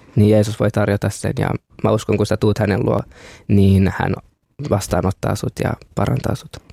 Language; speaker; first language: Finnish; early bilingual, other home language; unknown